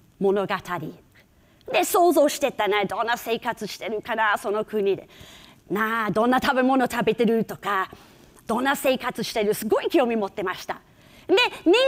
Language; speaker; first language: Japanese; non-native, fluent; English